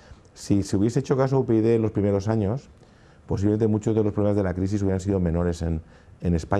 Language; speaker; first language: Spanish; native; Spanish